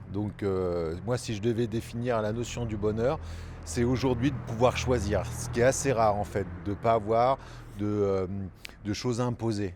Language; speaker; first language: French; native; French